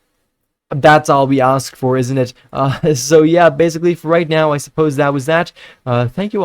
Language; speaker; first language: English; non-native, fluent; Dutch